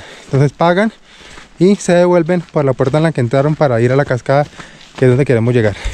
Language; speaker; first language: Spanish; native; Spanish